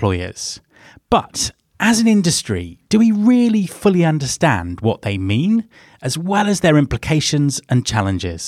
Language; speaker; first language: English; native; English